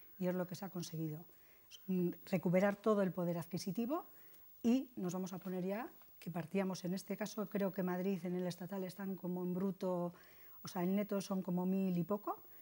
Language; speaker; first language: Spanish; native; Spanish